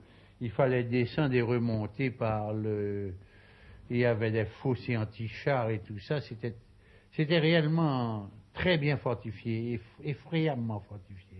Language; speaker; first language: French; native; French